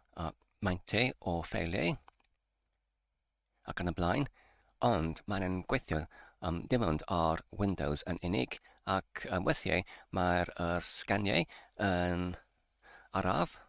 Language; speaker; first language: Welsh; non-native, learner; English